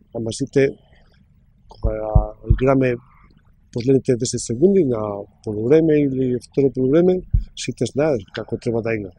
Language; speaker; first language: Macedonian; non-native, learner; Spanish